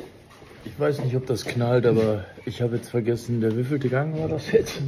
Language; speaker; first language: German; native; German